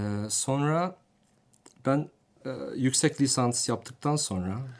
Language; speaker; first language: Turkish; non-native, fluent; English